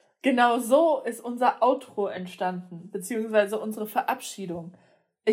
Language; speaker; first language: German; native; German